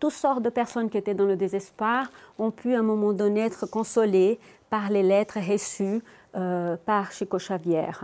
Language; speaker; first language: French; non-native, fluent; Portuguese